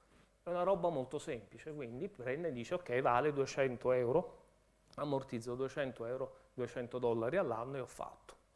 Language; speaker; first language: Italian; native; Italian